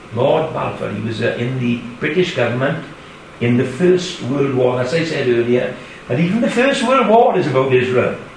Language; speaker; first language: English; native; English